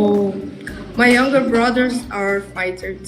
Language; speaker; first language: English; non-native, learner; Arabic